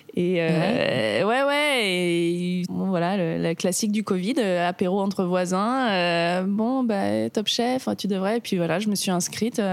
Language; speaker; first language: French; native; French